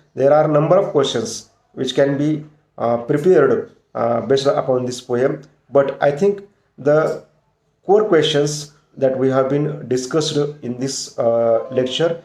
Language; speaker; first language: English; non-native, local second language; Marathi